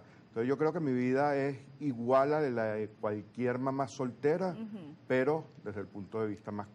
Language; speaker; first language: Spanish; native; Spanish